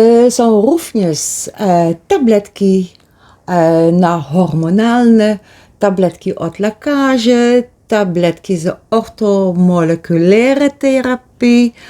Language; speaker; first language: Polish; early bilingual, heritage; Polish